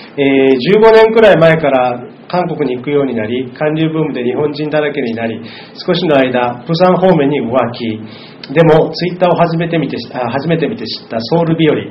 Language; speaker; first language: Japanese; native; Japanese